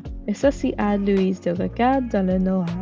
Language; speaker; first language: French; non-native, learner; English